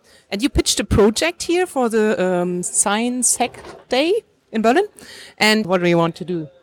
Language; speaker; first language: English; non-native, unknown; German